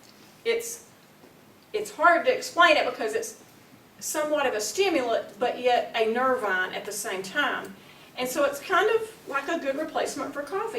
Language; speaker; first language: English; native; English